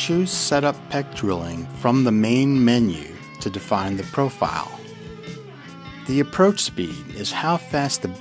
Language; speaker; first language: English; native; English